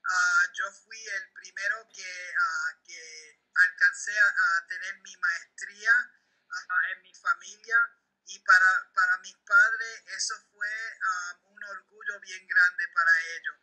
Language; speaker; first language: Spanish; early bilingual, heritage; Spanish